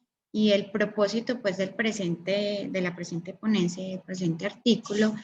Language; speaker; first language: Spanish; native; Spanish